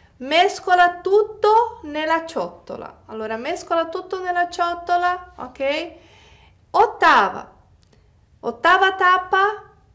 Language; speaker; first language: Italian; non-native, fluent; Portuguese